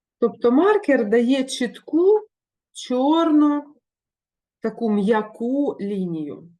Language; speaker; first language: Ukrainian; non-native, local second language; Russian